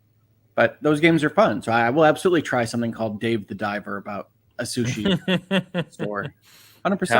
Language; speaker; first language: English; native; English